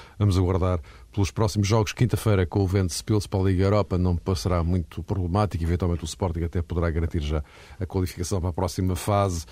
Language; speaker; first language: Portuguese; native; Portuguese